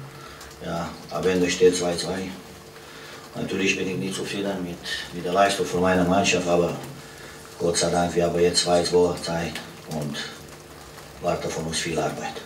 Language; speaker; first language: German; non-native, fluent; Romanian